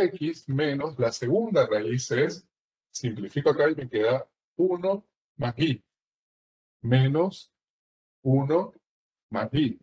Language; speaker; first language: Spanish; native; Spanish